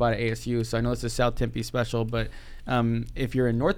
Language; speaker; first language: English; native; English